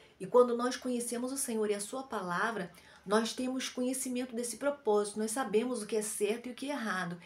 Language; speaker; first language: Portuguese; native; Portuguese